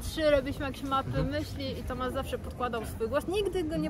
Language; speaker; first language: Polish; native; Polish